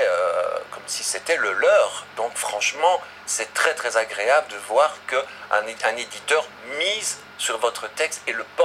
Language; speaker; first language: French; native; French